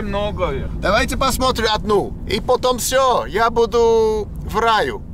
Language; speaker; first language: Russian; non-native, learner; English